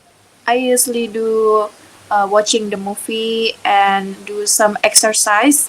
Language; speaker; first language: English; non-native, learner; Indonesian